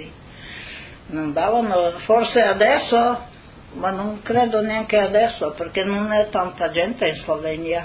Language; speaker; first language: Italian; non-native, local second language; Slovenian